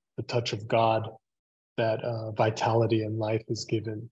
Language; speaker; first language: English; native; English